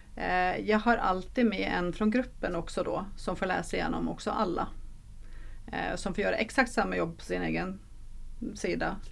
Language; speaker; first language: Swedish; non-native, fluent; Norwegian